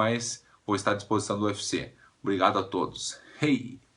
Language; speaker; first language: Portuguese; native; Portuguese